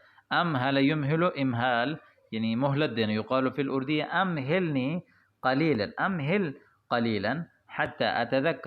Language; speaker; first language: Arabic; non-native, fluent; Urdu